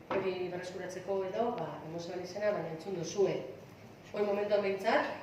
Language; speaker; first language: Basque; native; Basque